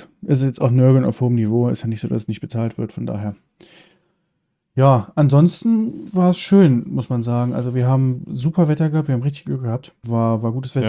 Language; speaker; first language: German; native; German